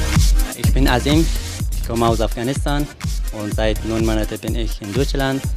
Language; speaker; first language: German; non-native, learner; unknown